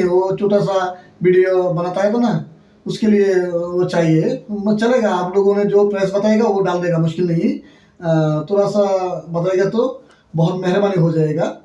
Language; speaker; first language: Hindi; non-native, fluent; Bangla